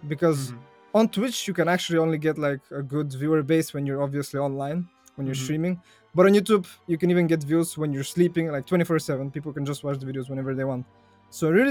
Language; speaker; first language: English; non-native, fluent; Bulgarian